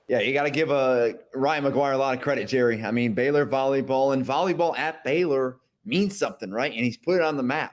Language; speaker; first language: English; native; English